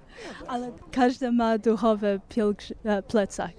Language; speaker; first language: Polish; non-native, fluent; English